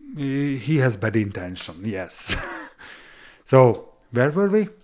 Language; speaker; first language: English; non-native, fluent; Hungarian